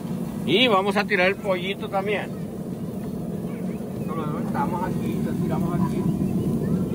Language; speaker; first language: Spanish; native; Spanish